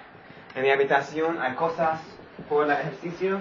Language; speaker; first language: Spanish; non-native, learner; English